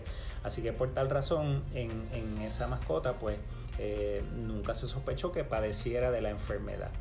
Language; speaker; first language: Spanish; native; Spanish